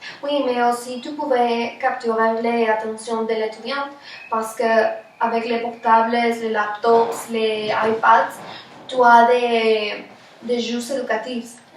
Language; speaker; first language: French; non-native, learner; Spanish